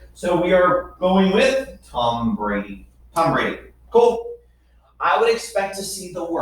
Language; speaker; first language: English; native; English